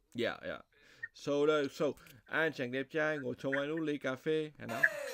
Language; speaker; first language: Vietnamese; non-native, fluent; French